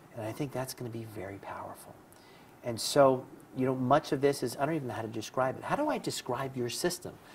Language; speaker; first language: English; native; English